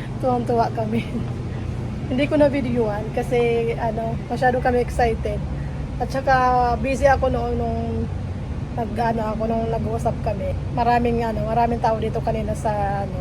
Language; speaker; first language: Filipino; non-native, local second language; Bikol